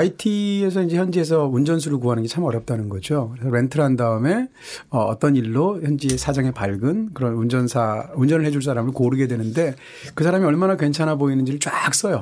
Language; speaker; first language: Korean; native; Korean